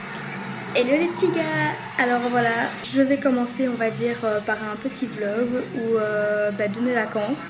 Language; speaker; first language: French; native; French